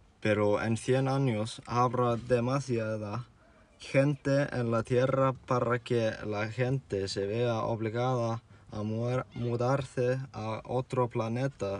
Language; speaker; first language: Spanish; non-native, learner; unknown